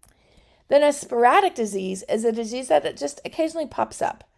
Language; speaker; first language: English; native; English